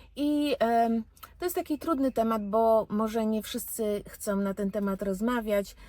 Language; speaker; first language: Polish; early bilingual, heritage; Polish